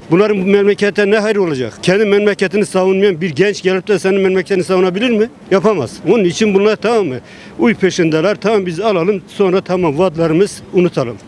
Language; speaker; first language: Turkish; native; Turkish